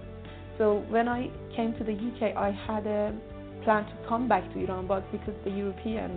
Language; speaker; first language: English; non-native, learner; Persian